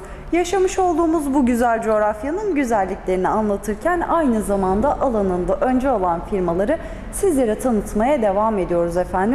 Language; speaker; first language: Turkish; native; Turkish